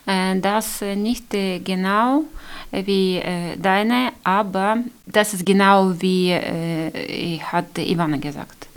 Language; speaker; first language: German; non-native, learner; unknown